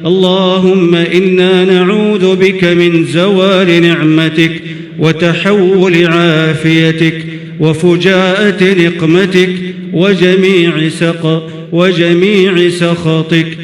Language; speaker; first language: Arabic; native; Arabic